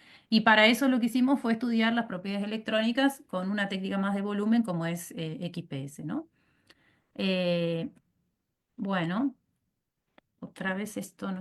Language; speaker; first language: Spanish; native; Spanish